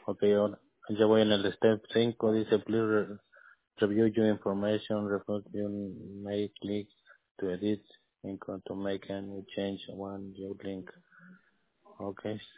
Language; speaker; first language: English; non-native, learner; Spanish